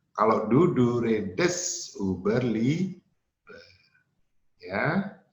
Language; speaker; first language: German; non-native, learner; Indonesian